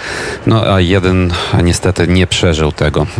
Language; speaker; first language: Polish; non-native, fluent; Ukrainian